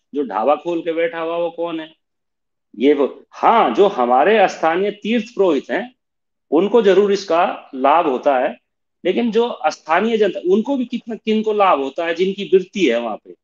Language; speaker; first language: Hindi; native; Hindi